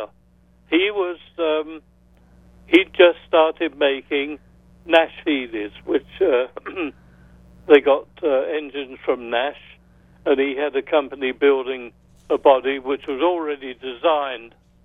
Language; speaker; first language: English; native; English